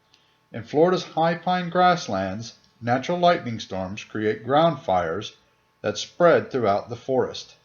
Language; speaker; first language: English; native; English